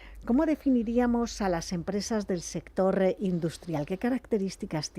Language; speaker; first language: Spanish; native; Spanish